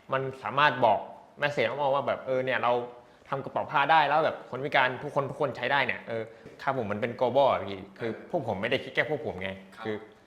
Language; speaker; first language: Thai; native; Thai